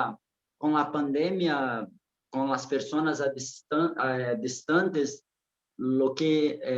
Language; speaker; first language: Spanish; non-native, fluent; Portuguese